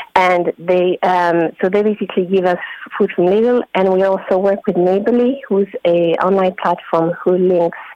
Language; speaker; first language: English; non-native, fluent; French